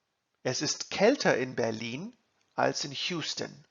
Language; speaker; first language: German; non-native, fluent; English